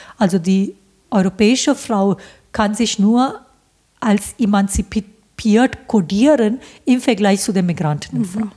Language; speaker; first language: German; non-native, fluent; Hindi